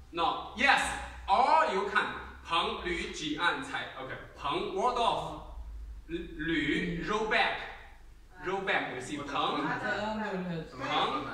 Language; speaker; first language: English; non-native, learner; Chinese